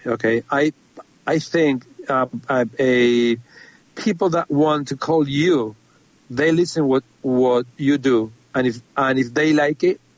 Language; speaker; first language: English; non-native, fluent; Spanish